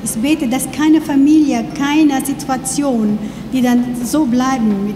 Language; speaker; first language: German; non-native, learner; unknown